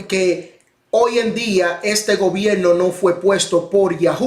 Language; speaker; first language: Spanish; non-native, fluent; English